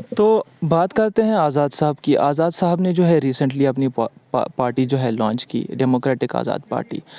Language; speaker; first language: Urdu; non-native, local second language; Kashmiri